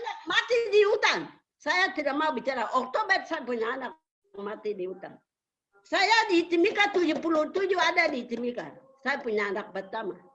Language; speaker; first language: Indonesian; non-native, local second language; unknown